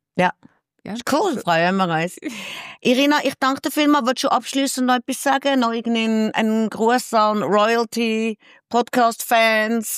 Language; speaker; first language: German; native; German